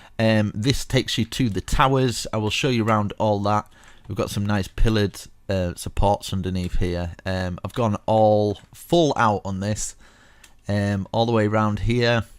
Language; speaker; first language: English; native; English